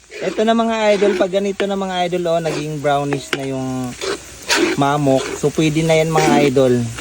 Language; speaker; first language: Filipino; non-native, local second language; Cebuano